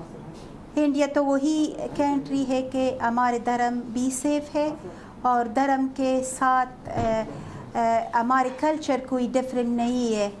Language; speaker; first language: Hindi; non-native, fluent; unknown